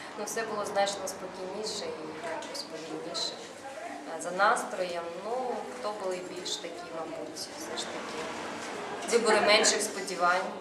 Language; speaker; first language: Ukrainian; native; Ukrainian